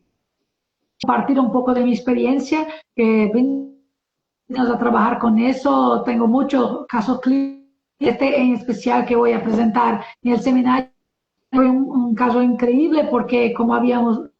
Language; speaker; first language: Spanish; non-native, learner; Portuguese